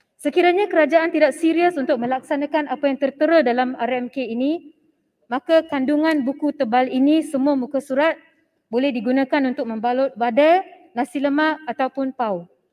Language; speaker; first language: Malay; non-native, local second language; Tamil